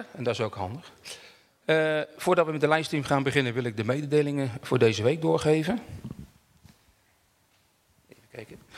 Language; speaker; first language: Dutch; native; Dutch